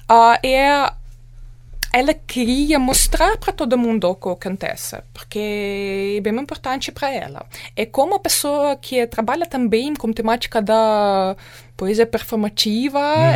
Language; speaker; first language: Portuguese; non-native, fluent; Ukrainian